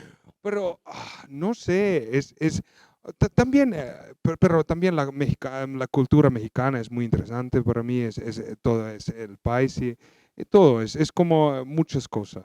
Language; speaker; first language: Spanish; non-native, learner; Finnish